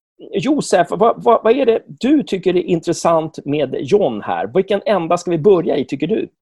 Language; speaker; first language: Swedish; native; Swedish